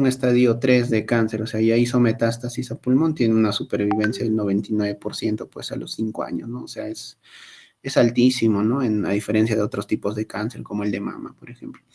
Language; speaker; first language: Spanish; native; Spanish